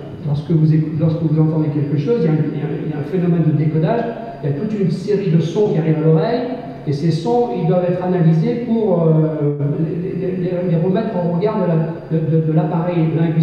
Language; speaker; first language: French; native; French